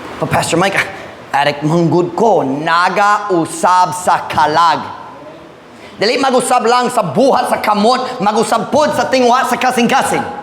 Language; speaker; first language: Cebuano; non-native, fluent; English